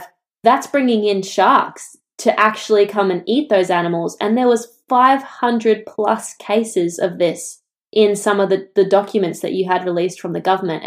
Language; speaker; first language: English; native; English